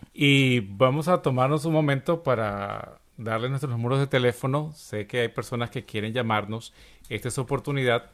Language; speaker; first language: Spanish; native; Spanish